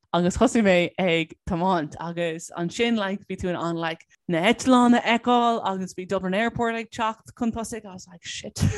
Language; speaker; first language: Irish; non-native, local second language; English